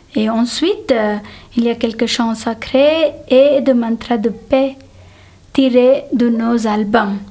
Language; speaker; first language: French; non-native, fluent; Telugu